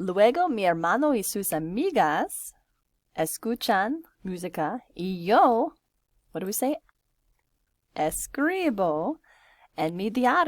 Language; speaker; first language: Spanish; non-native, fluent; English